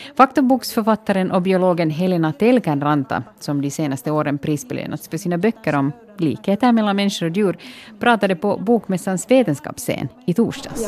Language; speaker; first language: Swedish; native; Swedish